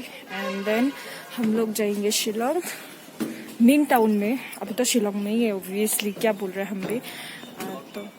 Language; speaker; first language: Hindi; non-native, local second language; Assamese